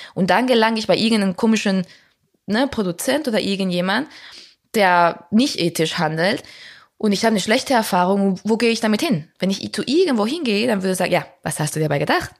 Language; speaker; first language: German; non-native, fluent; Spanish